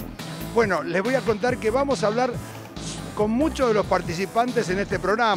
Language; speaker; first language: Spanish; native; Spanish